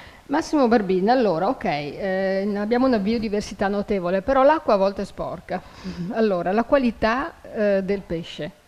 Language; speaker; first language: Italian; native; Italian